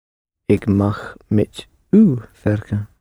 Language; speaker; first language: Dutch; non-native, learner; English